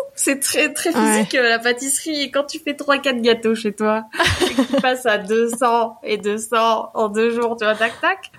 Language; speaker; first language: French; native; French